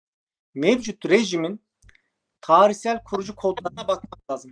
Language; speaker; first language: Turkish; native; Turkish